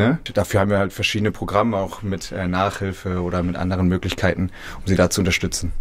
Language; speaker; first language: German; native; German